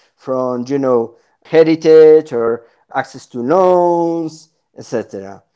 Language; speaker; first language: English; non-native, fluent; Spanish